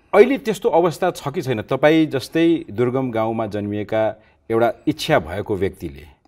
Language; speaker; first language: Nepali; native; Nepali